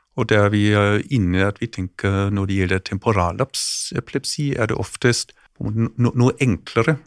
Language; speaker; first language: Norwegian; non-native, fluent; German